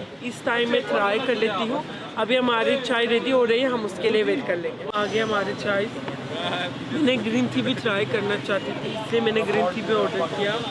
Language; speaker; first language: Hindi; non-native, learner; Turkish